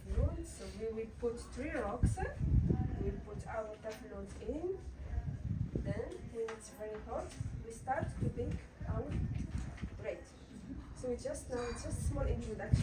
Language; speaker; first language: English; non-native, fluent; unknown